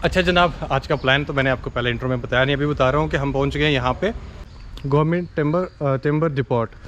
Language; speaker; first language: Hindi; native; Hindi